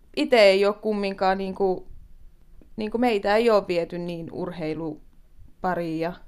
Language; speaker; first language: Finnish; native; Finnish